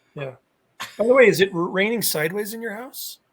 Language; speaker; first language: English; native; English